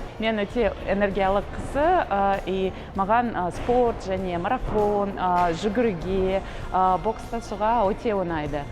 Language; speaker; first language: Kazakh; early bilingual, heritage; Kazakh